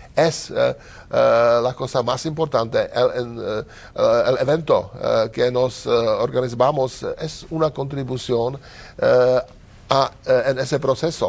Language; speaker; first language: Spanish; non-native, learner; Czech